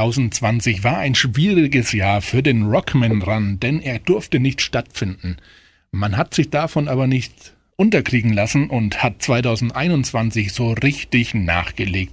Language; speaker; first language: German; native; German